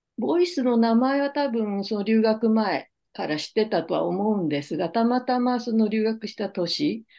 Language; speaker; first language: Japanese; native; Japanese